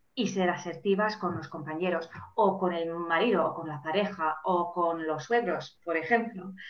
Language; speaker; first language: Spanish; non-native, fluent; English